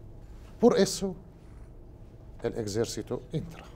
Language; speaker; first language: Portuguese; non-native, learner; Spanish